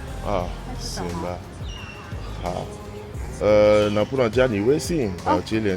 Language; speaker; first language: Chinese; non-native, fluent; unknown